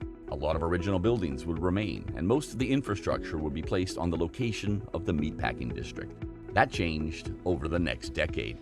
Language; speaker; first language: English; native; English